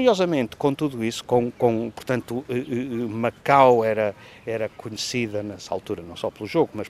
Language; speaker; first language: Portuguese; native; Portuguese